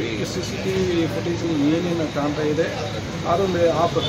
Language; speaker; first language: Kannada; non-native, local second language; Hindi